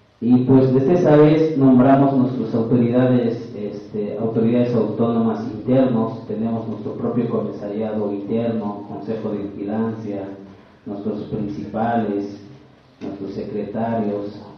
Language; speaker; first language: Spanish; non-native, local second language; Tzeltal